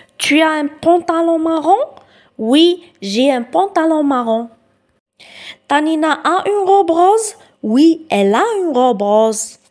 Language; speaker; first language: French; non-native, local second language; Arabic